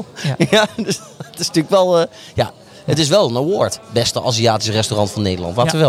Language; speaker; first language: Dutch; native; Dutch